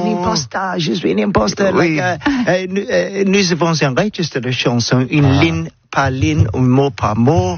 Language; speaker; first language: French; non-native, learner; English